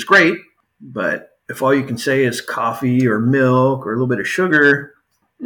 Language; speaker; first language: English; native; English